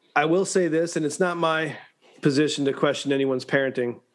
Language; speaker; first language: English; native; English